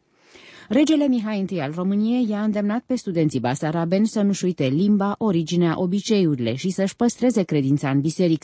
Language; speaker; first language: Romanian; native; Romanian